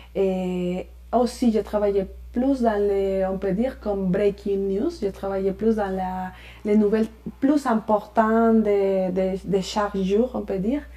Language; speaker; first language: French; non-native, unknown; Spanish